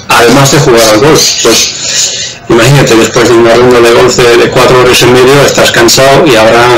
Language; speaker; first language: Spanish; non-native, fluent; Dutch